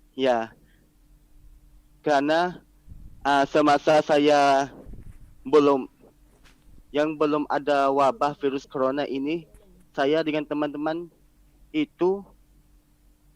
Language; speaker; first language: Indonesian; non-native, learner; Malay